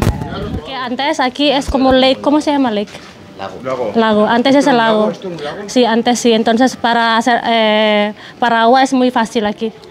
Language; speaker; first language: Spanish; non-native, learner; Javanese